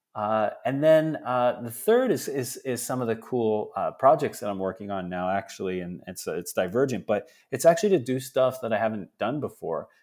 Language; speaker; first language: English; early bilingual, other home language; Italian